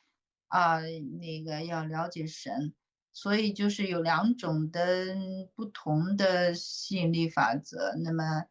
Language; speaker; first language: Chinese; native; Chinese